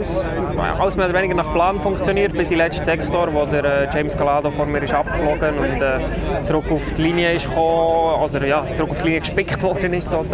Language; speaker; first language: German; native; German